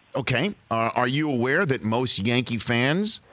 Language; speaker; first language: English; native; English